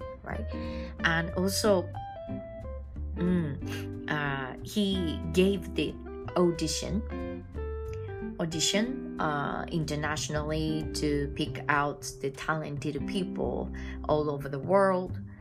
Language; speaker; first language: English; non-native, fluent; Japanese